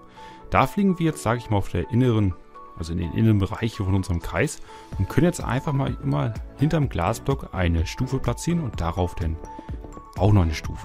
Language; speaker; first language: German; native; German